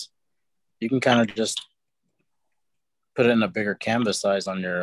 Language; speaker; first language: English; native; English